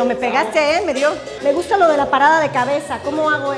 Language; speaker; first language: Spanish; native; Spanish